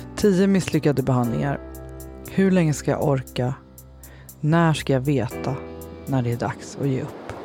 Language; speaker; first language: Swedish; native; Swedish